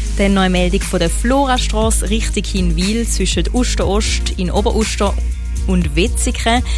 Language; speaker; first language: German; native; German